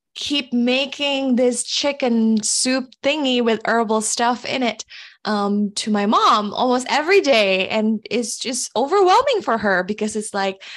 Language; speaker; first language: English; early bilingual, other home language; Indonesian